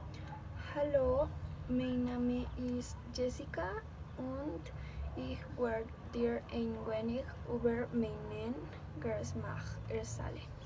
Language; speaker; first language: German; non-native, learner; Spanish